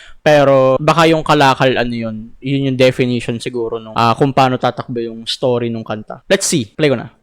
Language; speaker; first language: Filipino; native; Filipino